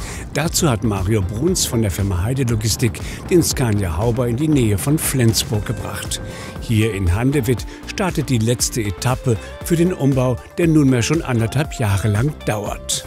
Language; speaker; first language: German; native; German